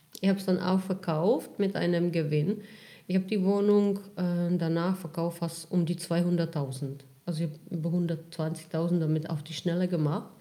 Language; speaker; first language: German; non-native, fluent; Czech